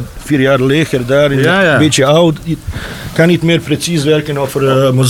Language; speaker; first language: Dutch; non-native, learner; Bosnian